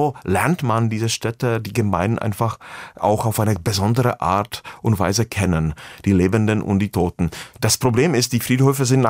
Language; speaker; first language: German; non-native, fluent; Czech